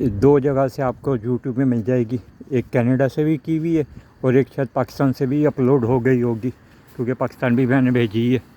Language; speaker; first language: Urdu; non-native, local second language; Punjabi